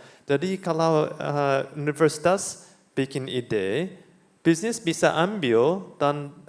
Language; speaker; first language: Indonesian; non-native, fluent; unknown